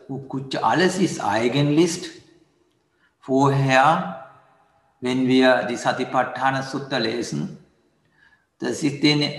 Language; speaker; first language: German; non-native, fluent; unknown